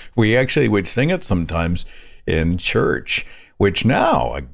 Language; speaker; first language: English; native; English